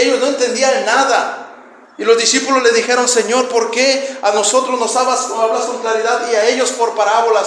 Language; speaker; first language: Spanish; native; Spanish